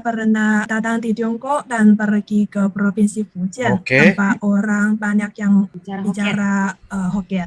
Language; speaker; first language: Indonesian; non-native, learner; Chinese